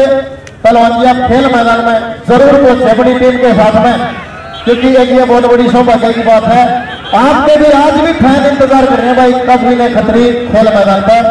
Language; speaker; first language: Hindi; native; Hindi